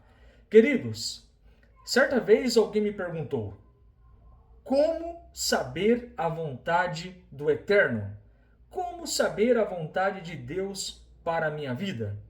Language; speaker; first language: Portuguese; native; Portuguese